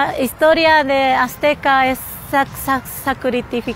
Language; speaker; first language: Spanish; non-native, learner; Japanese